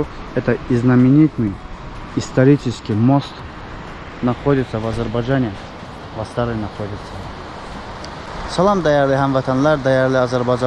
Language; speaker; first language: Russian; non-native, fluent; Azerbaijani